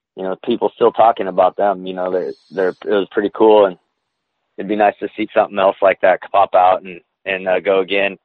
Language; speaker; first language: English; native; English